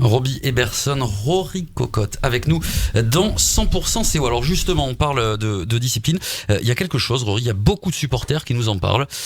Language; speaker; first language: French; native; French